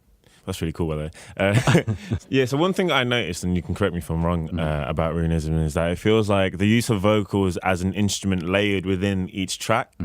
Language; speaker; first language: English; native; English